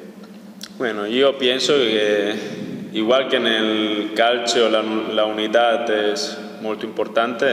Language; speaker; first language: Italian; non-native, learner; Spanish